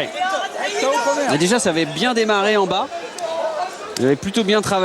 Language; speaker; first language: French; native; French